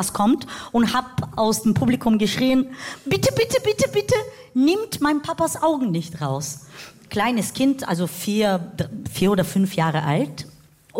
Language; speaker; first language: German; non-native, fluent; Bulgarian